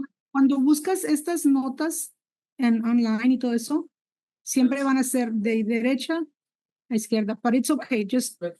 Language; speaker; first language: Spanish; early bilingual, heritage; Spanish